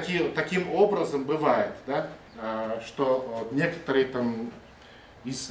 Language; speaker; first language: Russian; non-native, fluent; Mongolian